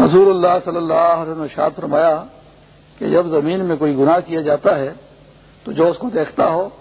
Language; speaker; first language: Urdu; non-native, local second language; Pashto